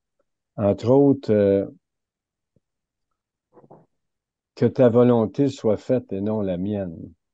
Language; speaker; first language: French; native; French